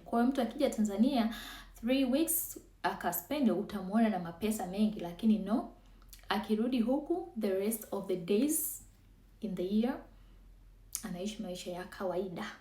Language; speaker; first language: Swahili; native; Swahili